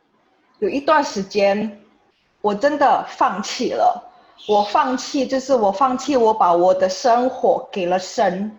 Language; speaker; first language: Chinese; non-native, fluent; Indonesian